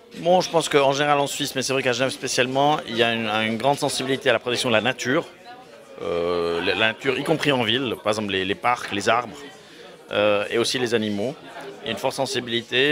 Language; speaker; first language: French; native; French